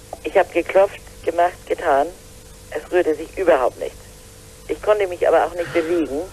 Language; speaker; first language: German; native; German